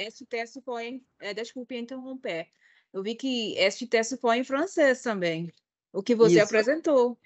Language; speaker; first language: Portuguese; non-native, fluent; English